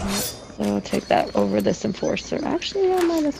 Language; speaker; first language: English; native; English